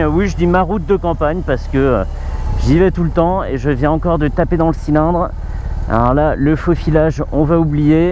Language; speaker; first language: French; native; French